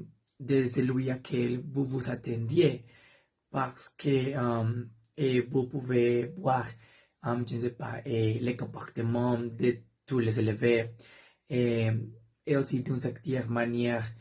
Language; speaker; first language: French; non-native, learner; Spanish